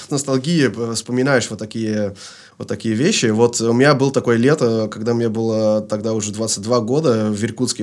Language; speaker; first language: Russian; non-native, fluent; Dutch